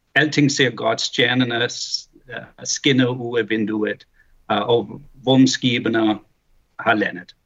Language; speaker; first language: Danish; early bilingual, heritage; Danish